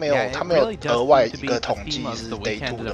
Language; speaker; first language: Chinese; native; Chinese